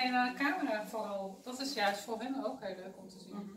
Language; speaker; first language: Dutch; native; Dutch